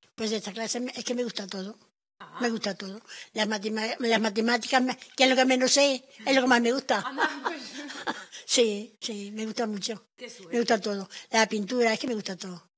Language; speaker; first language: Spanish; native; Spanish